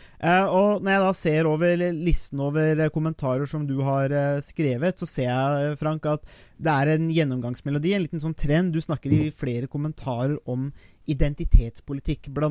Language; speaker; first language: Norwegian; native; Norwegian